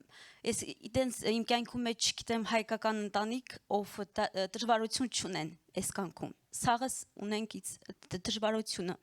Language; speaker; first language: Armenian; early bilingual, heritage; Armenian